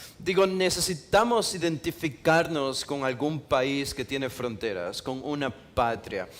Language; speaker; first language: Spanish; native; Spanish